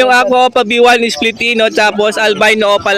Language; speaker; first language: Filipino; native; Filipino